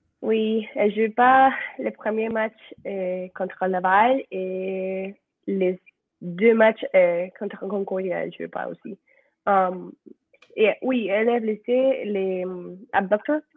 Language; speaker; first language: French; non-native, learner; Spanish